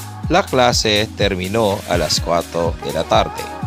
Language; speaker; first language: Spanish; non-native, fluent; Filipino